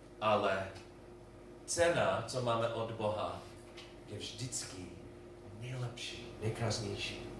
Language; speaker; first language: Czech; non-native, learner; English